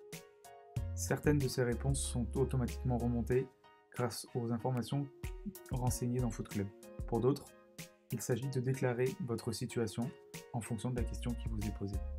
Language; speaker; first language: French; native; French